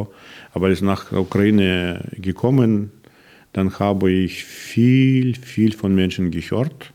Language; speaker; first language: German; non-native, learner; Russian